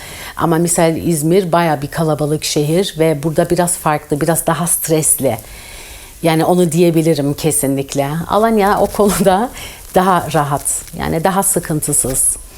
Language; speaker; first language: Turkish; early bilingual, heritage; Turkish